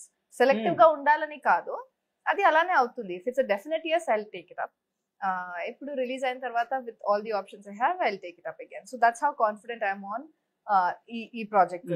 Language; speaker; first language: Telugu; non-native, local second language; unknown